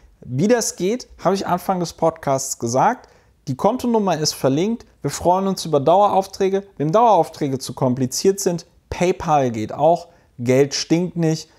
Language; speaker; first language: German; native; German